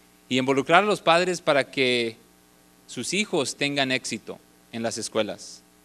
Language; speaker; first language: Spanish; early bilingual, other home language; English